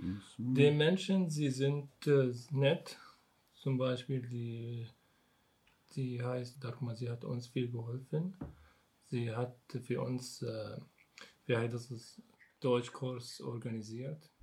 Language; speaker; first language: German; non-native, learner; Arabic